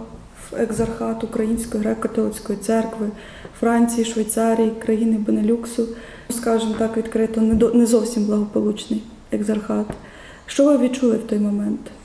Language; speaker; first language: Ukrainian; native; Ukrainian